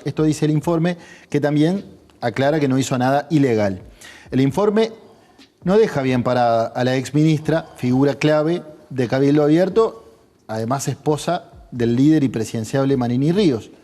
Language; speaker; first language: Spanish; native; Spanish